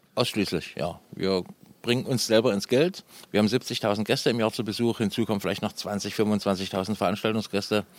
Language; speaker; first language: German; native; German